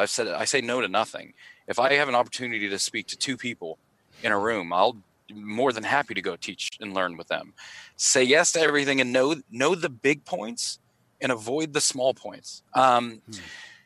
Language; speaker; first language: English; native; English